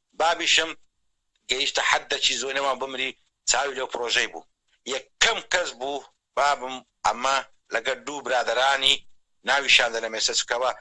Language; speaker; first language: Central Kurdish; native; Central Kurdish